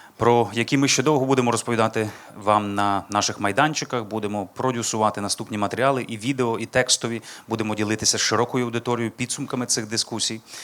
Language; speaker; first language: Ukrainian; native; Ukrainian